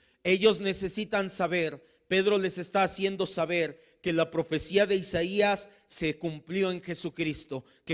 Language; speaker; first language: Spanish; native; Spanish